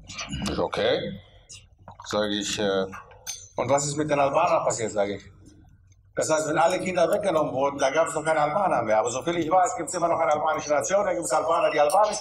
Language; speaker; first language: German; early bilingual, other home language; Greek